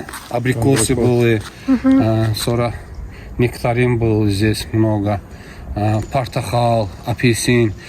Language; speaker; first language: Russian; non-native, local second language; Azerbaijani